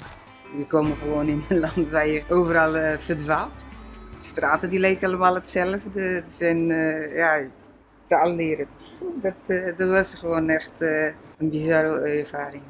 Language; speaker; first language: Dutch; non-native, learner; Portuguese